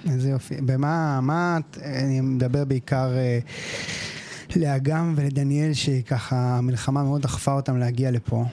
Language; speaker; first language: Hebrew; native; Hebrew